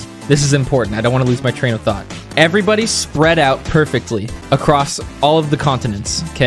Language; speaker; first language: English; native; English